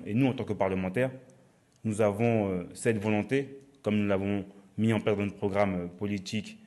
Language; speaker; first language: French; native; French